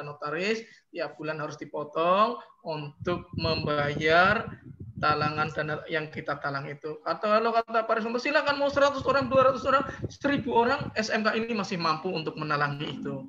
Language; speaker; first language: Indonesian; native; Indonesian